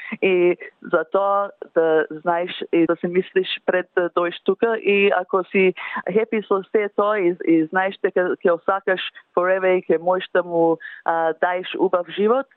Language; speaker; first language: Macedonian; early bilingual, heritage; English